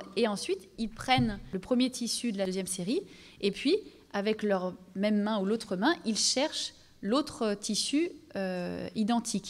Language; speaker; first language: French; native; French